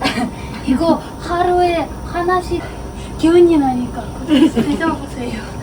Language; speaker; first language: Korean; non-native, fluent; Ukrainian